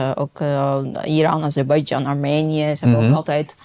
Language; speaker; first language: Dutch; non-native, fluent; Persian